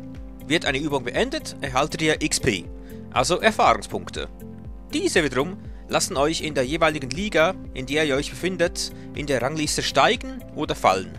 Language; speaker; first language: German; native; German